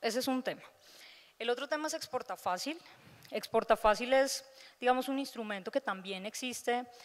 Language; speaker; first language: Spanish; native; Spanish